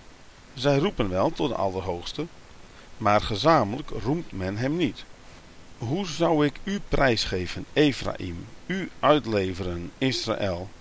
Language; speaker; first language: Dutch; native; Dutch